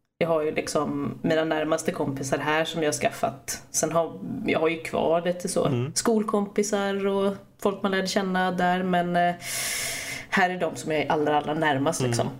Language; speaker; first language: Swedish; native; Swedish